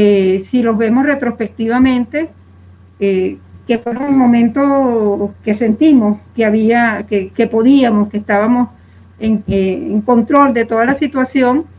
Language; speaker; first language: Spanish; native; Spanish